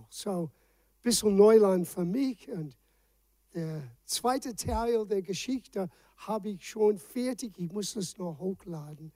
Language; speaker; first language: German; non-native, fluent; English